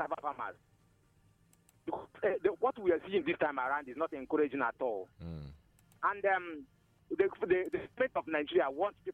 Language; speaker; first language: English; non-native, local second language; Igbo